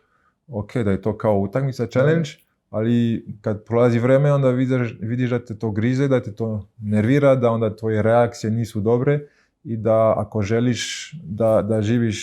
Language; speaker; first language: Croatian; early bilingual, heritage; Croatian